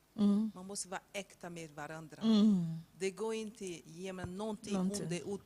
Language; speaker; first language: Swedish; non-native, fluent; Portuguese